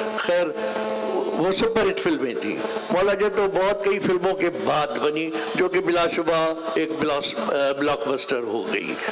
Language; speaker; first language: Urdu; non-native, local second language; Sindhi